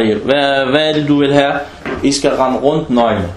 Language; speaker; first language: Danish; early bilingual, other home language; Arabic